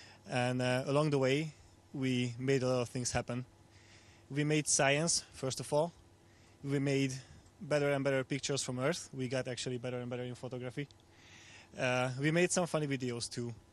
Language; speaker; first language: English; non-native, fluent; Hungarian